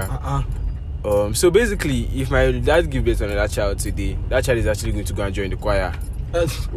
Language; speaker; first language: English; non-native, local second language; Yoruba